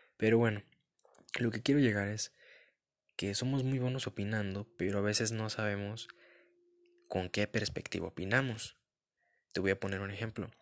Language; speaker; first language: Spanish; early bilingual, heritage; Spanish